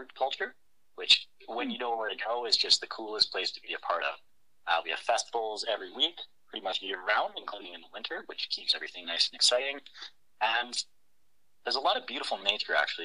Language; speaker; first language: English; native; English